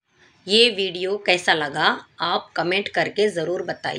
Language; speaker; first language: Hindi; non-native, local second language; Tamil